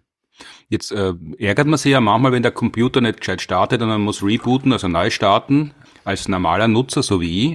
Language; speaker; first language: German; native; German